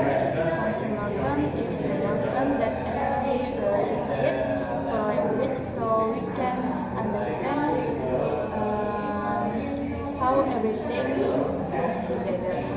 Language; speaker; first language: English; non-native, learner; Indonesian